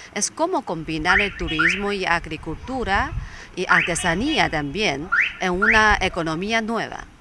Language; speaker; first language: Spanish; non-native, fluent; Chinese